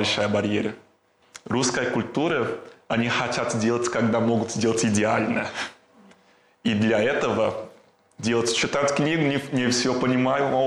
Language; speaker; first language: Russian; non-native, learner; Portuguese